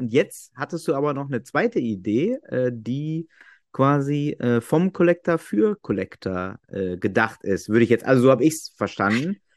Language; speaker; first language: German; native; German